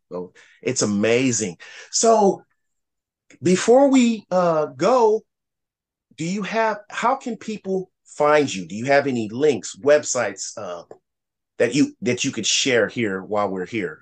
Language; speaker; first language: English; native; English